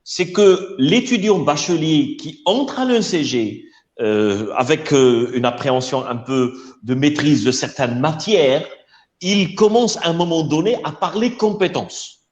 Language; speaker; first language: French; non-native, local second language; Arabic